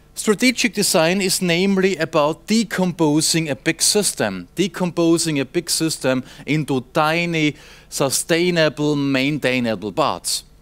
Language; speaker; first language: English; non-native, fluent; German